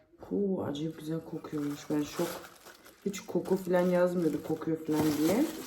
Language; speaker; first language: Turkish; early bilingual, heritage; Turkish